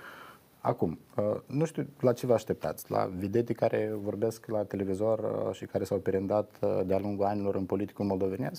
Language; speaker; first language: Romanian; native; Romanian